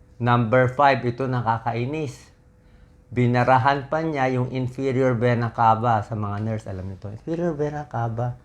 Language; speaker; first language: Filipino; native; Filipino